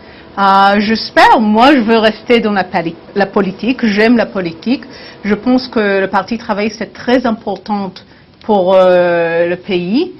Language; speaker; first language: French; non-native, learner; Hebrew